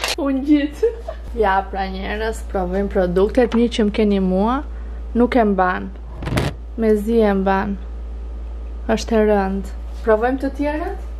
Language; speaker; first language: Albanian; early bilingual, heritage; Albanian